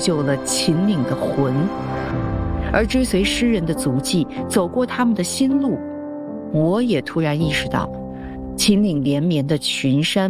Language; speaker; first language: Chinese; native; Chinese